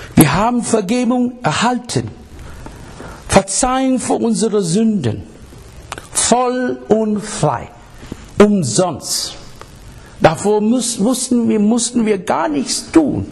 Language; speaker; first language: German; non-native, learner; English